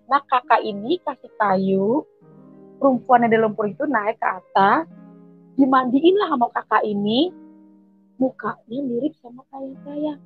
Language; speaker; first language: Indonesian; native; Indonesian